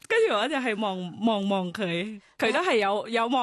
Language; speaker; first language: Cantonese; non-native, fluent; Thai